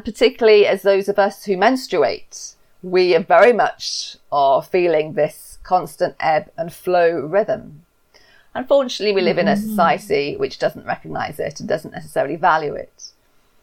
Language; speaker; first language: English; native; English